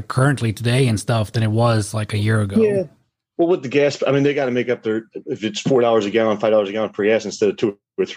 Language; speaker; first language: English; native; English